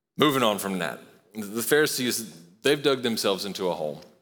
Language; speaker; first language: English; native; English